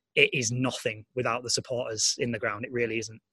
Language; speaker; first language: English; native; English